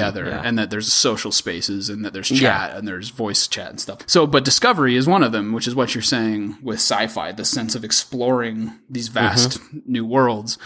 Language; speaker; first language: English; native; English